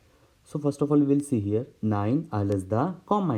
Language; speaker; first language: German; non-native, learner; Hindi